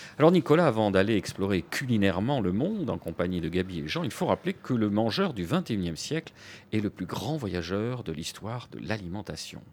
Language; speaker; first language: French; native; French